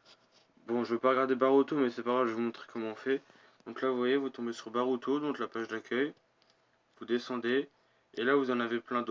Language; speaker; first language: French; native; French